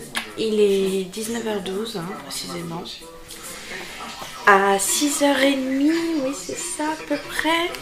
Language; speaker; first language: French; native; French